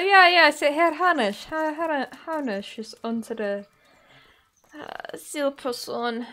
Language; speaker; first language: German; non-native, learner; Dutch